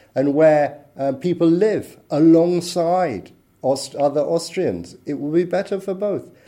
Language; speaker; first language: English; native; English